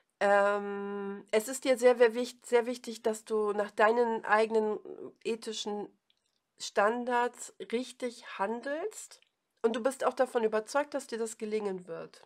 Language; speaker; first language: German; native; German